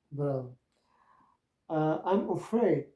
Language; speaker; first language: English; non-native, learner; Croatian